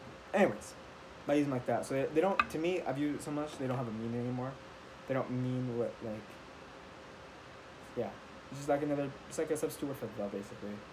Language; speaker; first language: English; native; English